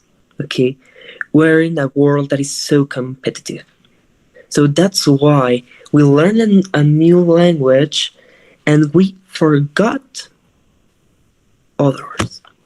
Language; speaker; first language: English; non-native, fluent; Spanish